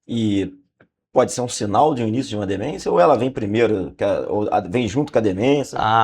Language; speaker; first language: Portuguese; native; Portuguese